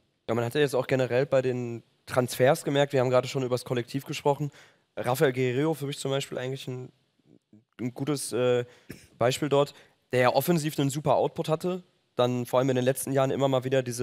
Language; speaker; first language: German; native; German